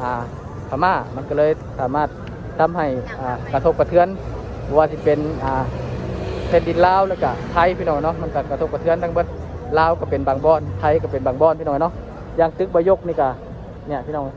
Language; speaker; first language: Thai; non-native, local second language; Lao